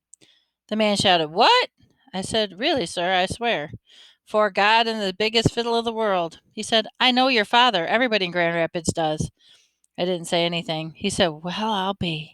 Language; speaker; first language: English; native; English